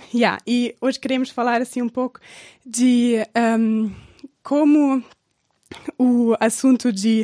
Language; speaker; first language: Portuguese; non-native, fluent; German